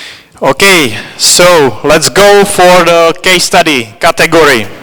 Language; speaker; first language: English; non-native, fluent; Czech